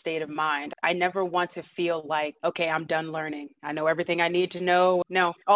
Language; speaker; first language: English; native; English